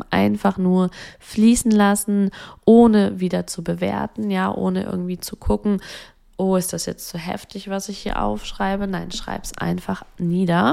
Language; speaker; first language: German; native; German